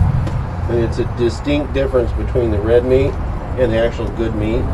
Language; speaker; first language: English; native; English